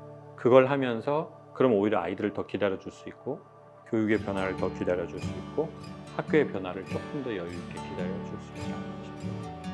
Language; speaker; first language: Korean; native; Korean